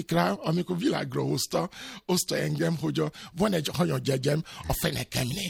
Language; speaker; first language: Hungarian; non-native, learner; Albanian